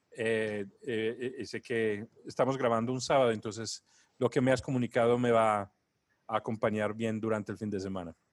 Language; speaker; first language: Spanish; non-native, fluent; Italian